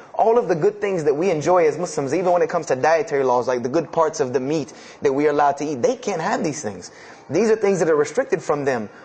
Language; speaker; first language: English; native; English